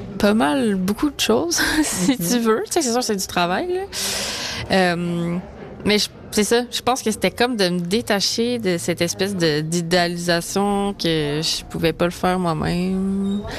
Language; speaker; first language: French; native; French